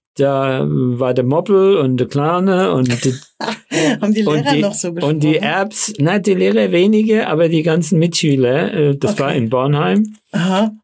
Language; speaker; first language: German; non-native, local second language; Yiddish